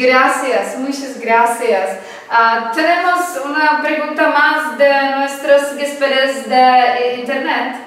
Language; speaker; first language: Spanish; non-native, learner; Czech